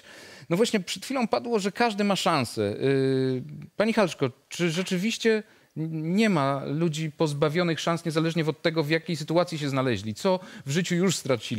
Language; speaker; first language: Polish; native; Polish